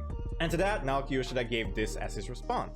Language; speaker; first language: English; native; English